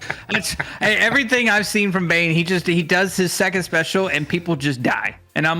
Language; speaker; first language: English; native; English